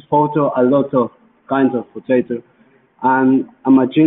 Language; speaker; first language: English; non-native, learner; Spanish